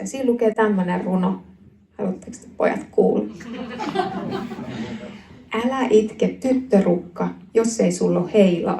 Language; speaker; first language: Finnish; native; Finnish